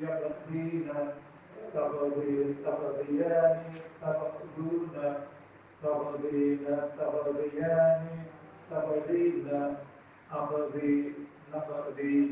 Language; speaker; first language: Arabic; non-native, learner; Indonesian